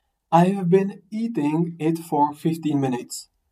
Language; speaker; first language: English; non-native, fluent; Czech